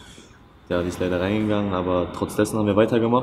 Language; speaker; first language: German; native; German